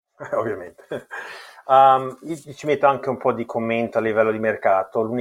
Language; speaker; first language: Italian; early bilingual, heritage; Italian